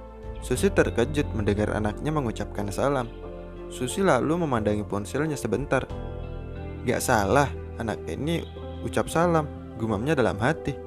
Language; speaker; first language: Indonesian; native; Indonesian